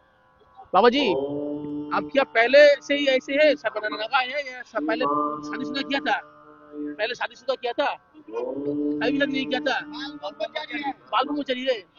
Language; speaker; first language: Hindi; non-native, local second language; Bangla